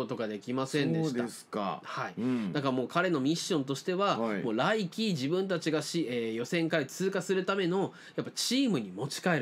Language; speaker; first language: Japanese; native; Japanese